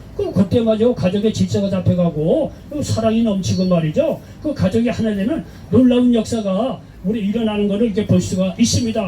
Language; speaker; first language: Korean; native; Korean